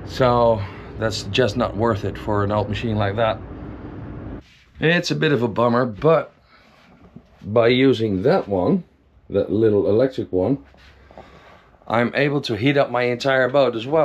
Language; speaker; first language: English; non-native, fluent; Dutch